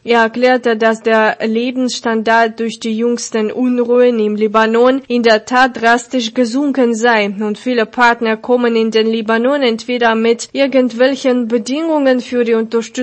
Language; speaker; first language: German; non-native, fluent; Russian